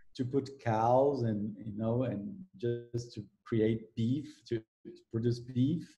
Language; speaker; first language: English; non-native, fluent; Portuguese